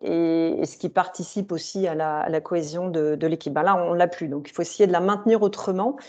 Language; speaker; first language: French; native; French